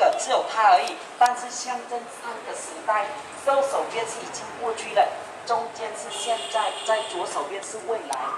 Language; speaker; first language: Chinese; non-native, fluent; Vietnamese